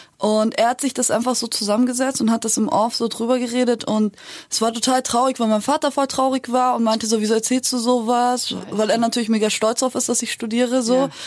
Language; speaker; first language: German; early bilingual, other home language; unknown